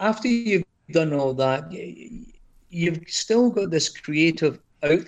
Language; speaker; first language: English; native; English